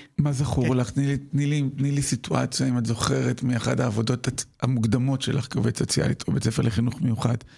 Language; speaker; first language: Hebrew; native; Hebrew